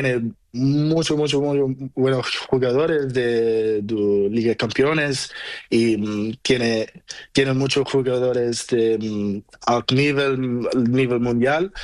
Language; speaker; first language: Spanish; non-native, learner; Portuguese